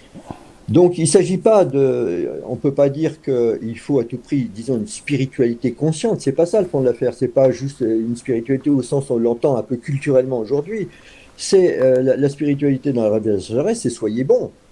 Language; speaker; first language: French; native; French